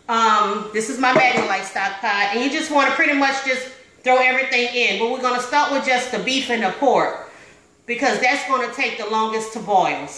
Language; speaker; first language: English; native; English